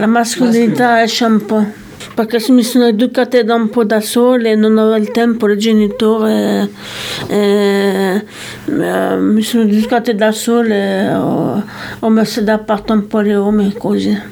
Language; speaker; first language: Italian; non-native, learner; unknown